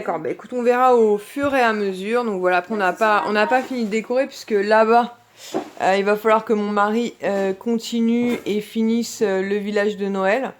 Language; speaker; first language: French; native; French